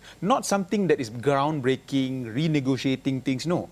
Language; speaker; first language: English; non-native, local second language; Malay